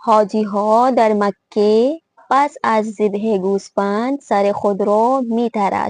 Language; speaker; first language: Persian; non-native, fluent; Urdu